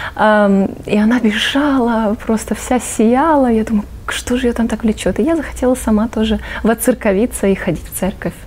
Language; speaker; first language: Russian; native; Russian